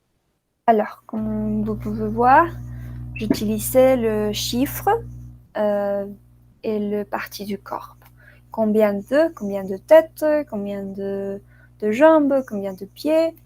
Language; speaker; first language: French; non-native, learner; Spanish